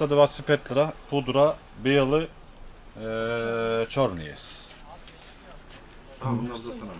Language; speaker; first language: Russian; non-native, learner; Turkish